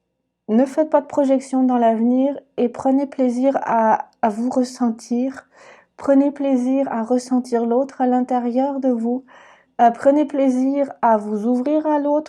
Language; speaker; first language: French; native; French